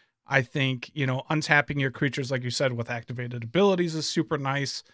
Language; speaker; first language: English; native; English